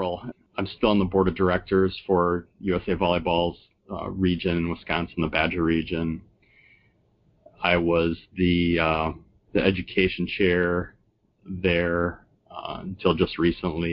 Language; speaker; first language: English; native; English